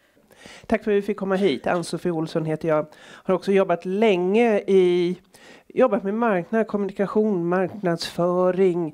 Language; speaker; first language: Swedish; native; Swedish